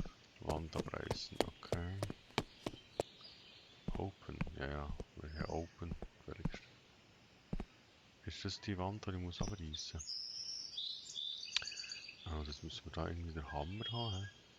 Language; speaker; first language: German; native; German